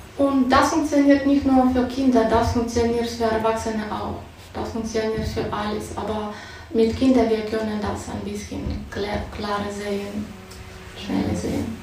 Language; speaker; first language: German; non-native, fluent; Russian